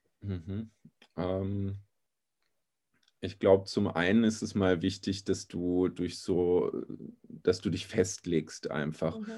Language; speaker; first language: German; native; German